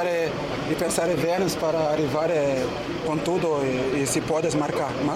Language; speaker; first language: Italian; non-native, learner; Portuguese